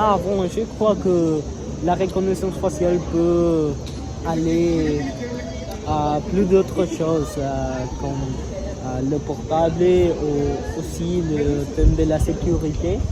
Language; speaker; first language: French; non-native, learner; Spanish